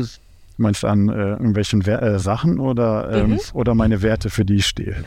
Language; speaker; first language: German; native; German